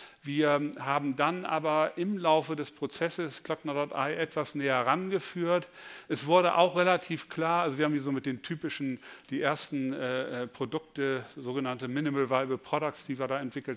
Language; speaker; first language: German; native; German